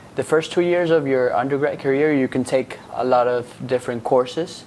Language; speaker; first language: English; non-native, fluent; Spanish